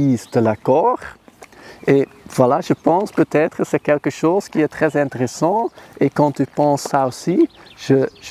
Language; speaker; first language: French; non-native, learner; Dutch